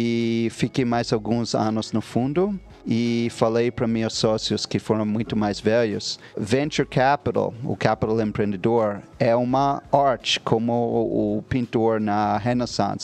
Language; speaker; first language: Portuguese; non-native, fluent; English